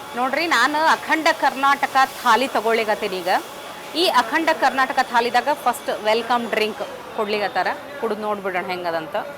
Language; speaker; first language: Kannada; native; Kannada